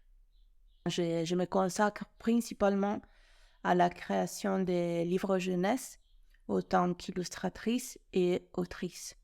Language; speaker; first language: French; non-native, fluent; Italian